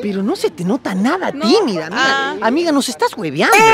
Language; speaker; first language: Spanish; native; Spanish